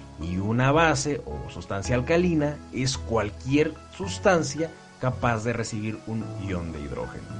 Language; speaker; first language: Spanish; native; Spanish